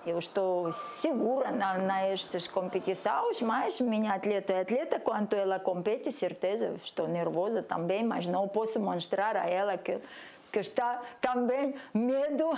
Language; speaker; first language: Portuguese; non-native, learner; Russian